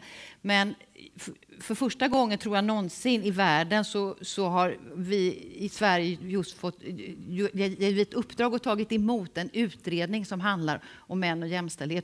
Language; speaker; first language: Swedish; native; Swedish